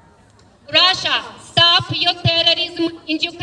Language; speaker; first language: English; non-native, fluent; Ukrainian